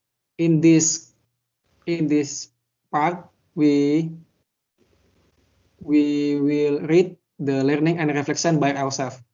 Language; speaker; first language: English; non-native, learner; Indonesian